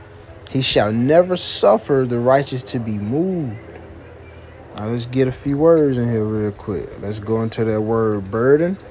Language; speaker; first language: English; native; English